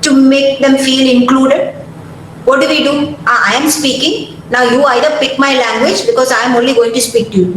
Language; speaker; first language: English; non-native, local second language; Malayalam